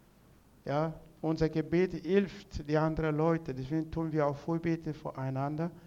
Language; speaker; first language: German; non-native, learner; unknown